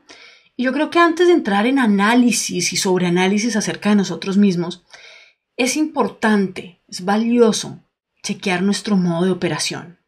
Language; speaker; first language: Spanish; native; Spanish